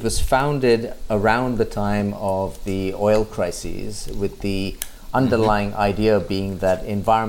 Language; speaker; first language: English; non-native, local second language; Hindi